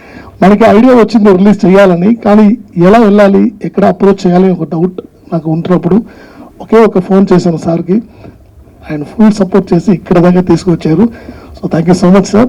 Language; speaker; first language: Telugu; non-native, learner; Tamil